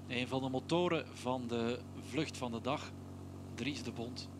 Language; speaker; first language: Dutch; native; Dutch